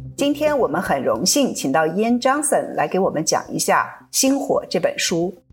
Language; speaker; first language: Chinese; native; Chinese